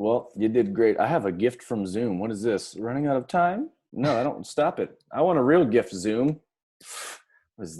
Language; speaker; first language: English; native; English